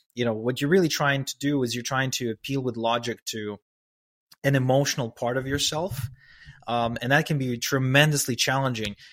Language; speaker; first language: English; early bilingual, other home language; Hebrew